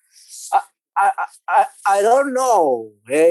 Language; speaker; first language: English; non-native, local second language; Zulu